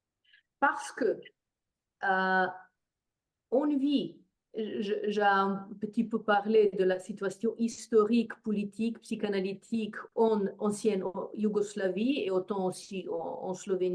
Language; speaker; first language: French; non-native, fluent; Slovenian